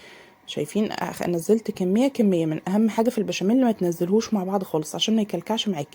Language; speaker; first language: Arabic; native; Arabic